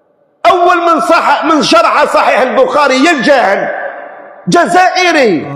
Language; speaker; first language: Arabic; native; Arabic